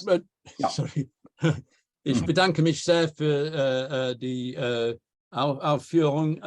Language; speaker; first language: German; non-native, fluent; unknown